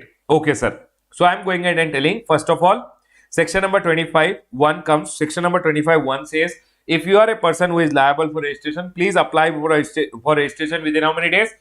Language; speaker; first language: English; non-native, local second language; Hindi